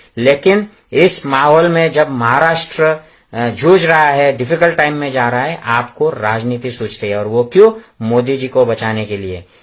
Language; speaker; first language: Hindi; non-native, local second language; Marathi